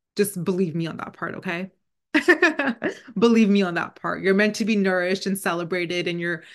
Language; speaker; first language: English; non-native, fluent; Punjabi